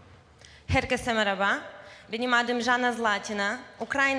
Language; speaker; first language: Turkish; non-native, fluent; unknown